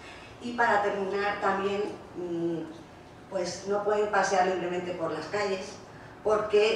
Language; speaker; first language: Spanish; native; Spanish